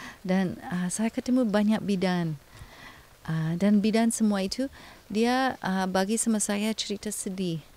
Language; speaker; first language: Indonesian; non-native, fluent; English